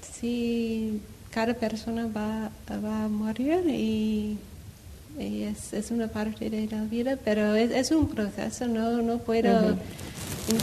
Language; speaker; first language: Spanish; non-native, learner; English